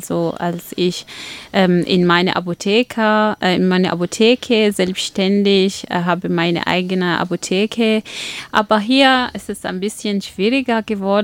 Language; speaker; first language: German; non-native, fluent; Arabic